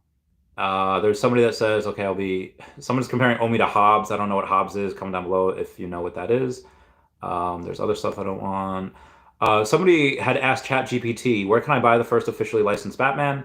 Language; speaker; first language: English; native; English